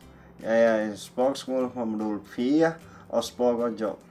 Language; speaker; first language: Danish; non-native, learner; Punjabi